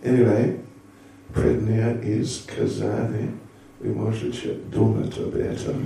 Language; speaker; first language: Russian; non-native, learner; English